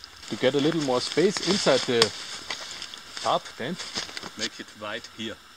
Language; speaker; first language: English; non-native, fluent; German